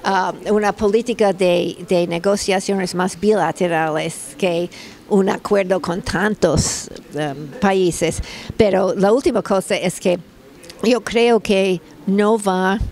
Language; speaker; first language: Spanish; non-native, fluent; English